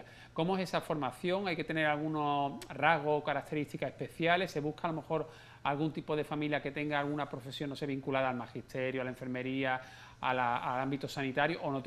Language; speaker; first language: Spanish; native; Spanish